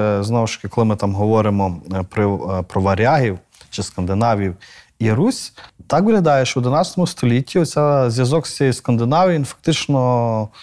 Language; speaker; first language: Ukrainian; native; Ukrainian